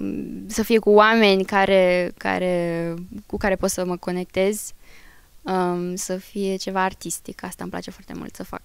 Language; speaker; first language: Romanian; early bilingual, heritage; Romanian